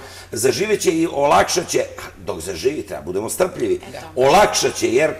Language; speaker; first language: Serbian; native; Serbian